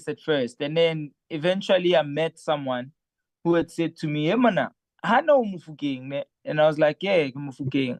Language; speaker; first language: English; non-native, local second language; Southern Sotho